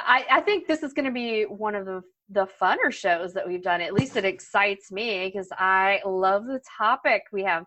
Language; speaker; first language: English; native; English